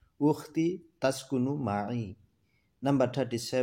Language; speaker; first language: Arabic; non-native, fluent; Assamese